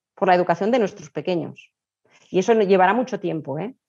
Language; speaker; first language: Spanish; native; Spanish